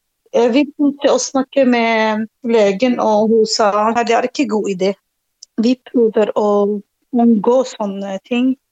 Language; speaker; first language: Norwegian; non-native, learner; Arabic